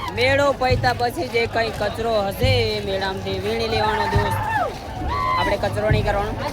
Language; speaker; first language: Gujarati; non-native, local second language; Rathawi